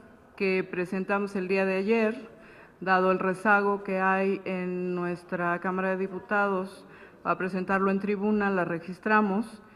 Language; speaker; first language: Spanish; native; Spanish